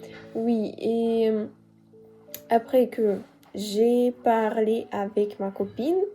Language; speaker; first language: French; non-native, learner; Russian